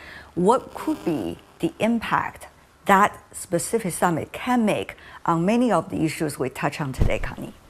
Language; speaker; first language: English; non-native, fluent; Chinese